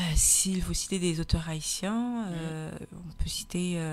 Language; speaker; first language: French; native; French